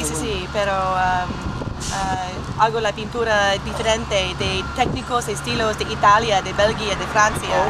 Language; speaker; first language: Spanish; non-native, learner; English